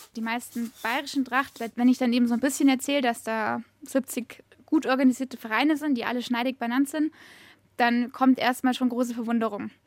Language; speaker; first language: German; native; German